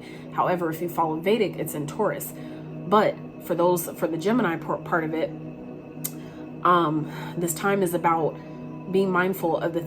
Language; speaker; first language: English; native; English